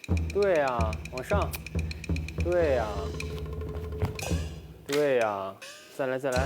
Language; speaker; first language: Chinese; native; Chinese